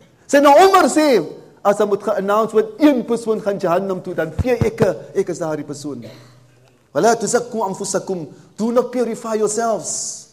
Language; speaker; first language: English; non-native, local second language; Afrikaans